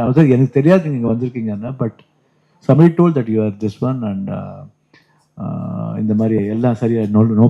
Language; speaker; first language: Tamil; non-native, local second language; Kannada